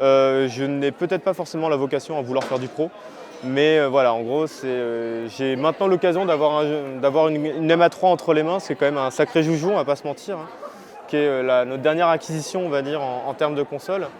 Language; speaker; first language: French; native; French